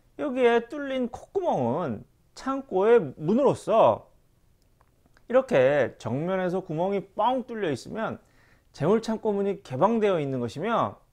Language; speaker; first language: Korean; native; Korean